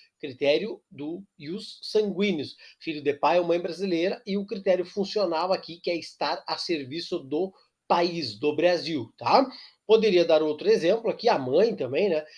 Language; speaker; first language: Portuguese; native; Portuguese